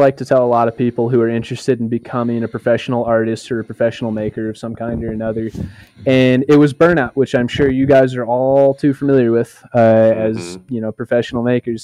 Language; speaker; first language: English; native; English